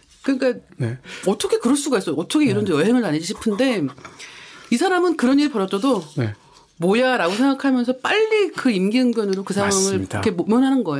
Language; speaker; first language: Korean; native; Korean